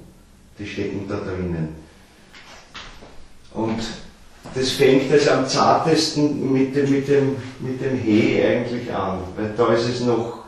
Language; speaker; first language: German; native; German